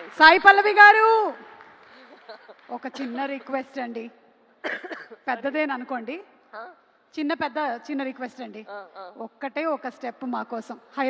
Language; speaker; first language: Telugu; native; Telugu